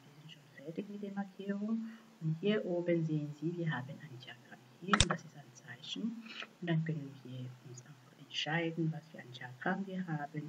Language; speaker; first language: German; non-native, fluent; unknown